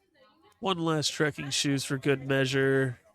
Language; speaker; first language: English; native; English